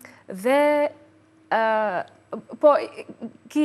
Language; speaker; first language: Albanian; non-native, learner; English